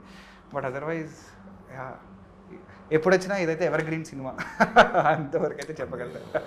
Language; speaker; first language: Telugu; native; Telugu